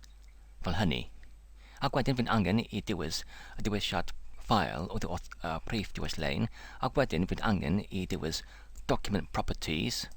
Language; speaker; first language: Welsh; non-native, learner; English